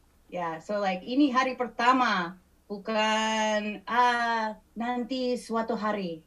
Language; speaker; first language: Indonesian; non-native, fluent; English